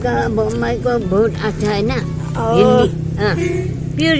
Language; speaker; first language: Hindi; non-native, local second language; Nepali